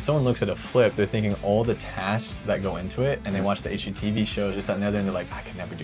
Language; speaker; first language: English; native; English